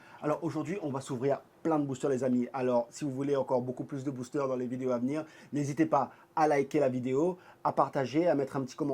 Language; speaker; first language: French; native; French